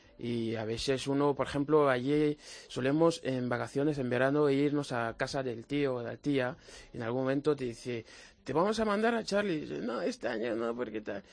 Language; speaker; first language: Spanish; non-native, fluent; French